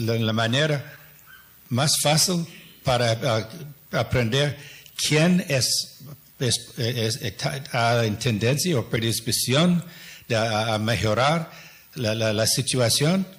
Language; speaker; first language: Spanish; non-native, fluent; English